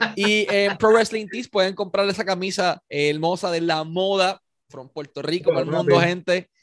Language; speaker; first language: Spanish; native; Spanish